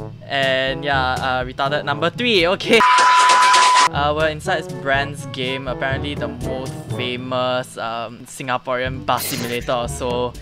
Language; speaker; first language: English; non-native, local second language; Korean